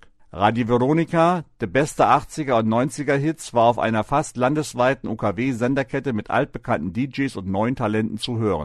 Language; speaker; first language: German; native; German